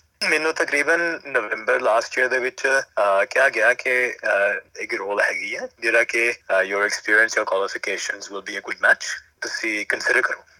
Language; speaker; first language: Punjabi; early bilingual, heritage; Punjabi